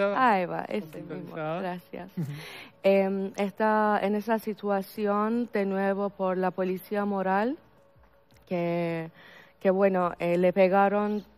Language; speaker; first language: Spanish; non-native, fluent; Persian